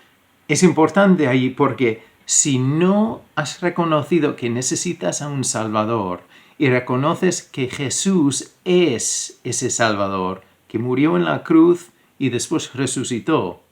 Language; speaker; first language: Spanish; non-native, fluent; English